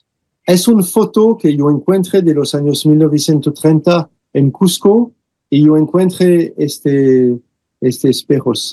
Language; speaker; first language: Spanish; non-native, fluent; French